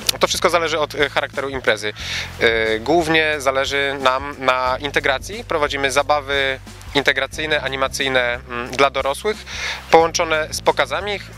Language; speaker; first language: Polish; native; Polish